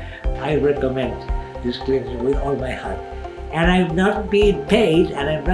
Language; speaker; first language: English; non-native, local second language; Spanish